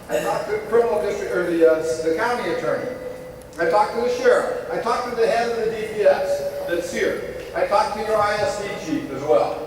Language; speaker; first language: English; native; English